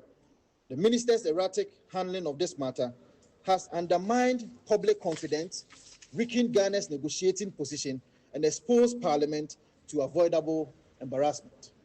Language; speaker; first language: English; native; English